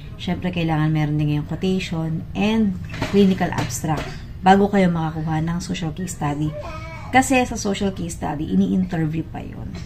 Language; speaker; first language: Filipino; native; Filipino